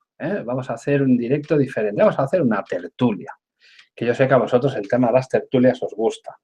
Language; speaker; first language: Spanish; native; Spanish